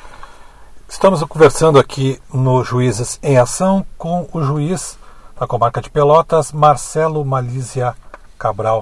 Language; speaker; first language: Portuguese; native; Portuguese